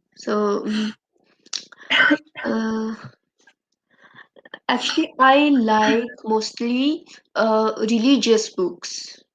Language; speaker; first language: English; non-native, learner; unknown